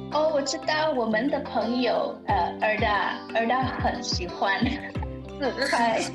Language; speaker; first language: Chinese; non-native, learner; English